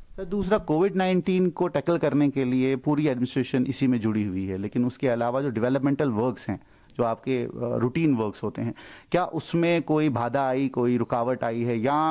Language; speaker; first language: Hindi; non-native, local second language; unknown